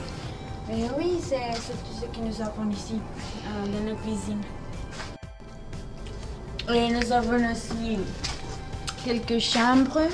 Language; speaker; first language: French; non-native, learner; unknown